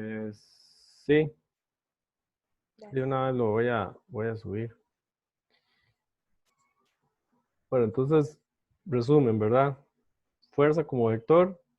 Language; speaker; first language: Spanish; native; Spanish